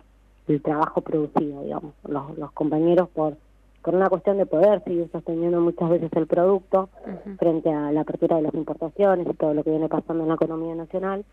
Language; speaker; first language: Spanish; native; Spanish